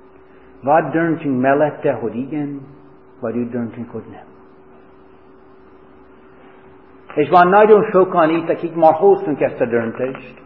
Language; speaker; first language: Hungarian; non-native, fluent; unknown